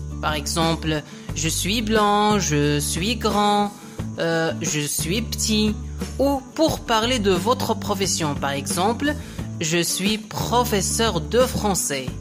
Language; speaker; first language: French; non-native, local second language; Arabic